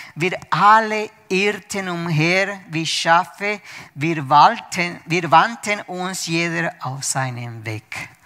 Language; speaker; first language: German; non-native, fluent; Spanish